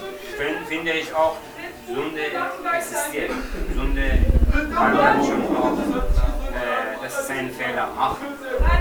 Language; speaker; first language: German; non-native, learner; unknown